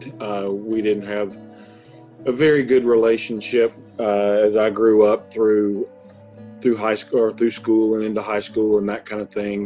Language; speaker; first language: English; native; English